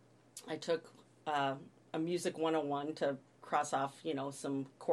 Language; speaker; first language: English; native; English